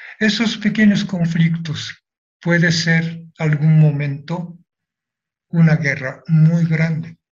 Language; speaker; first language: Spanish; non-native, fluent; Japanese